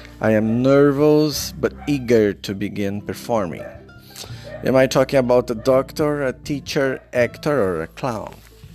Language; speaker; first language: English; non-native, fluent; Portuguese